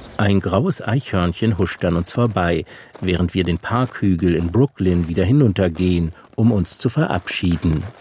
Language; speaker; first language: German; native; German